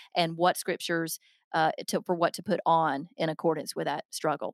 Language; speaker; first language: English; native; English